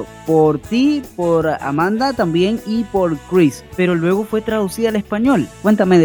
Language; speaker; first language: Spanish; native; Spanish